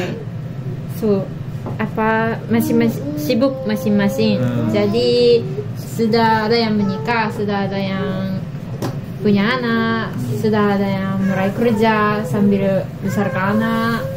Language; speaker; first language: Indonesian; non-native, learner; Japanese